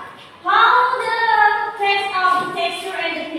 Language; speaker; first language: English; non-native, learner; Indonesian